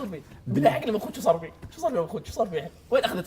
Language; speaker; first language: Arabic; native; Arabic